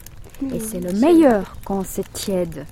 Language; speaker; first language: French; non-native, fluent; Finnish